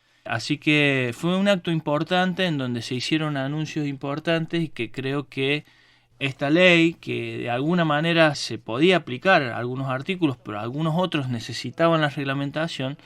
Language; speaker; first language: Spanish; native; Spanish